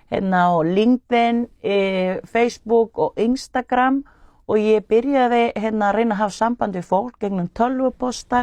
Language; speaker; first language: Icelandic; non-native, fluent; Spanish